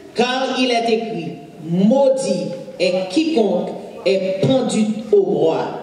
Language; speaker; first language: French; non-native, local second language; Haitian Creole